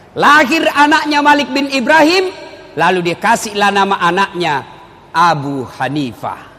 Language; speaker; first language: Indonesian; non-native, local second language; Buginese